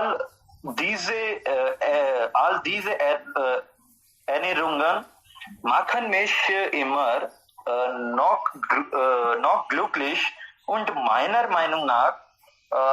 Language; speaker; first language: German; non-native, learner; Hindi